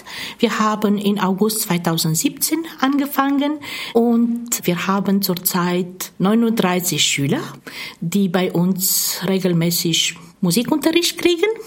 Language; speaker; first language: German; non-native, fluent; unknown